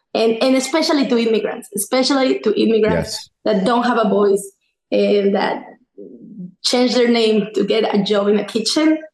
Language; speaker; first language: English; non-native, fluent; Spanish